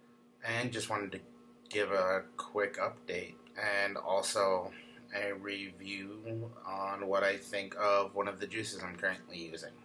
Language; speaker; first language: English; native; English